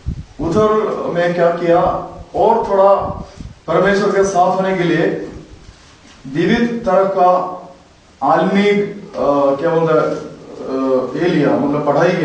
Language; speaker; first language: Hindi; non-native, local second language; Malayalam